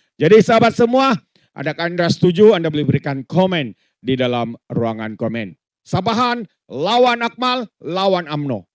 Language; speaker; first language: Malay; native; Malay